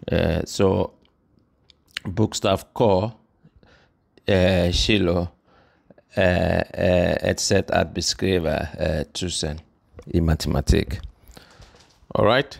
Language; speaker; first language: Swedish; non-native, fluent; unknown